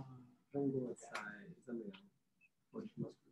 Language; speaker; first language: Chinese; non-native, learner; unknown